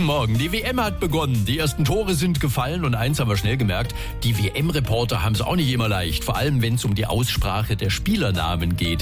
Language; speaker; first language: German; native; German